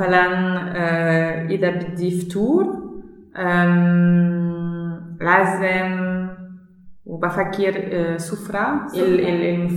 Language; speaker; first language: Arabic; non-native, learner; German